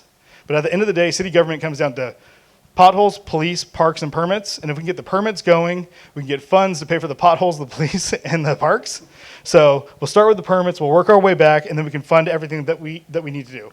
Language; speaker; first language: English; native; English